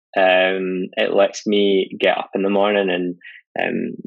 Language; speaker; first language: English; native; English